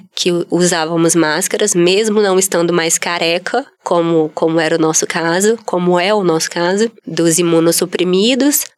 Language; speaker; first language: Portuguese; native; Portuguese